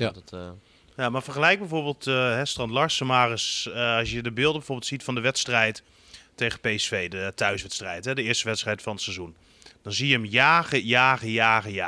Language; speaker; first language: Dutch; native; Dutch